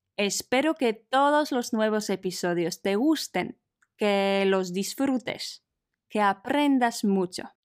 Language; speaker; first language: Spanish; non-native, fluent; Polish